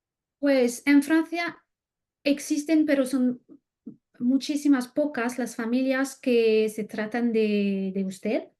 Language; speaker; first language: Spanish; non-native, fluent; French